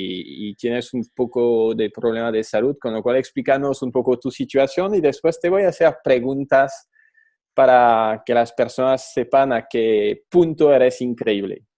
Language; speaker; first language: Spanish; non-native, fluent; French